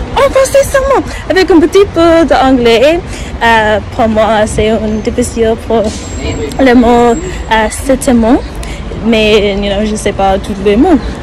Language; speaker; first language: French; non-native, learner; English